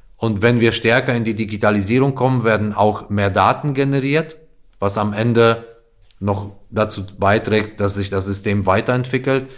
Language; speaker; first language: German; non-native, fluent; Polish